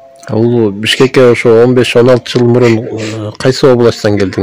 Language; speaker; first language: Kyrgyz; native; Kyrgyz